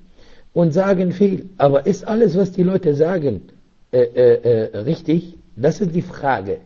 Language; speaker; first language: German; non-native, fluent; Arabic